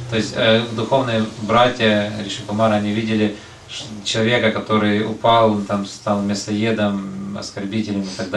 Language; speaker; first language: Russian; native; Russian